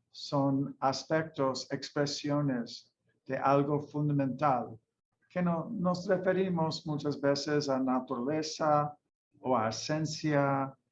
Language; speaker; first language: Spanish; non-native, fluent; English